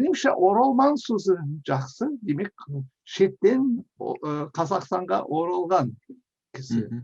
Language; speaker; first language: Kazakh; non-native, fluent; English